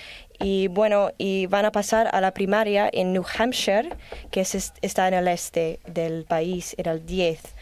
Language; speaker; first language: Spanish; non-native, learner; English